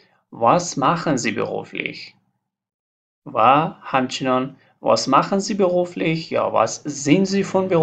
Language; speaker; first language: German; non-native, fluent; Persian